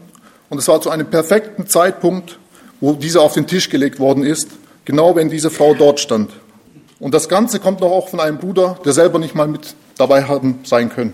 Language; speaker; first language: German; native; German